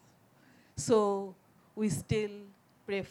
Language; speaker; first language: English; non-native, local second language; Bangla